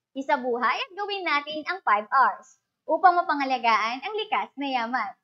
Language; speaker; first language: Filipino; native; Filipino